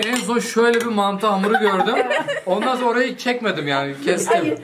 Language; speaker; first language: Turkish; native; Turkish